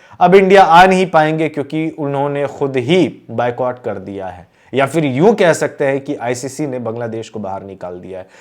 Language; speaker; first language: Hindi; native; Hindi